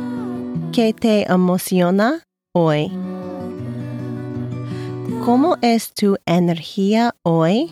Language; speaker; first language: Spanish; non-native, learner; English